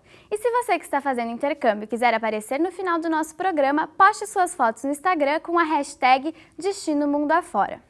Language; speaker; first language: Portuguese; native; Portuguese